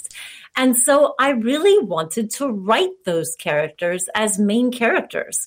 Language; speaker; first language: English; native; English